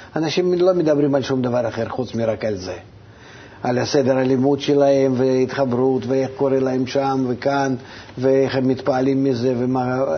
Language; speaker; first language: Hebrew; non-native, fluent; Russian